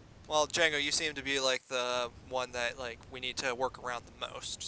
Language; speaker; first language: English; native; English